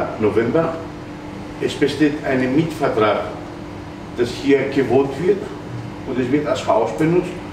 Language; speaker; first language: German; non-native, fluent; Greek